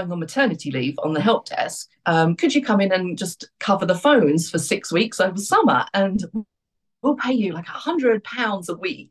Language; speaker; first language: English; native; English